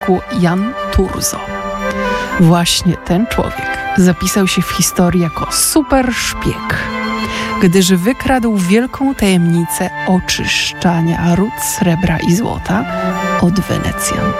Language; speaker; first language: Polish; native; Polish